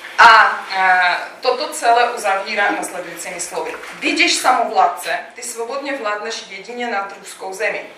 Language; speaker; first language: Czech; non-native, fluent; Russian